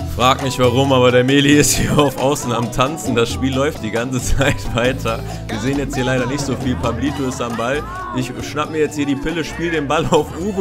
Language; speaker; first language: German; native; German